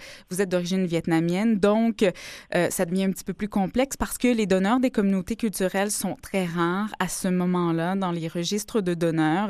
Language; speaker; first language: French; native; French